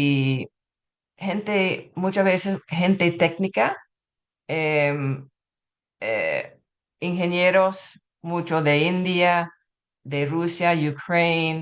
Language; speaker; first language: Spanish; non-native, fluent; English